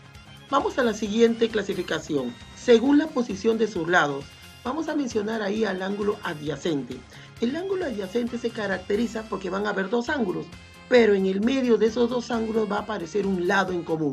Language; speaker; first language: Spanish; native; Spanish